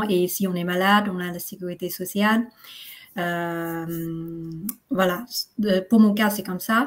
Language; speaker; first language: French; non-native, fluent; Vietnamese